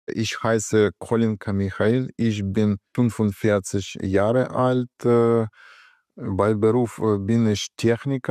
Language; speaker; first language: German; non-native, learner; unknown